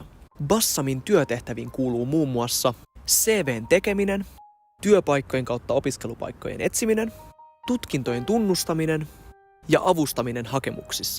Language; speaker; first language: Finnish; native; Finnish